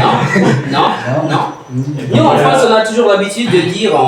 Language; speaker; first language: French; non-native, learner; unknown